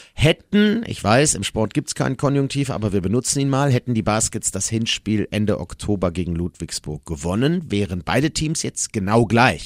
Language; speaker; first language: German; native; German